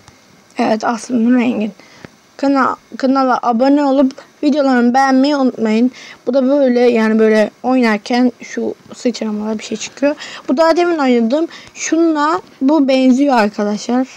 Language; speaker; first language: Turkish; native; Turkish